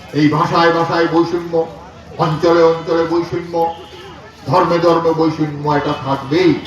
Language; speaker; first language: Bangla; native; Bangla